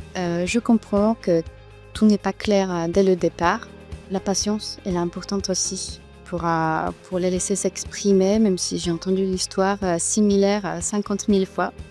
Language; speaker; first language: French; non-native, fluent; Polish